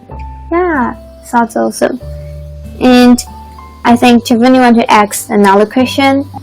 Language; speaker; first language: English; non-native, learner; Chinese